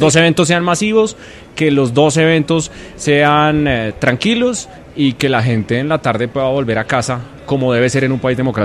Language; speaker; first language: Spanish; native; Spanish